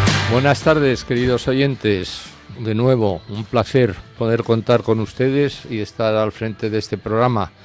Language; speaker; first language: Spanish; native; Spanish